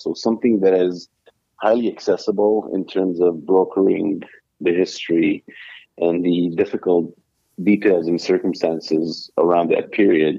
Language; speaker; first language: English; non-native, fluent; Hebrew